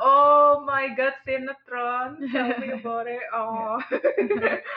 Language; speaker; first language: English; non-native, fluent; Indonesian